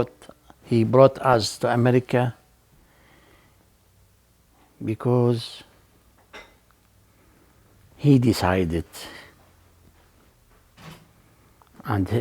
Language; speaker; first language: English; non-native, learner; Arabic